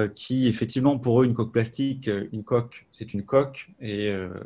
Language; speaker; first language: French; native; French